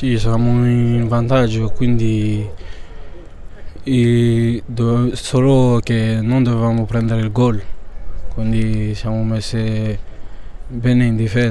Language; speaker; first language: Italian; non-native, fluent; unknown